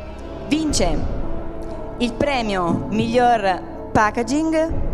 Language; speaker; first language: Italian; native; Italian